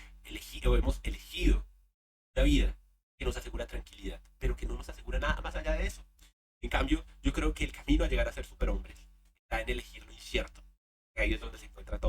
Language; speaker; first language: Spanish; native; Spanish